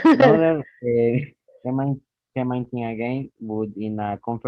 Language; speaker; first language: English; non-native, learner; Spanish